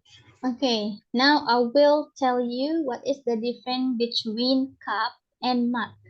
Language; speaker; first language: English; non-native, fluent; Indonesian